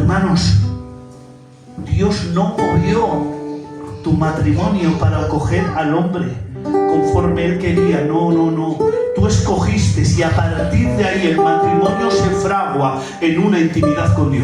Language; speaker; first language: Spanish; native; Spanish